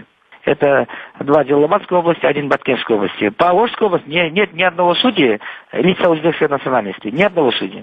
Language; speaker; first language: Russian; non-native, local second language; Kyrgyz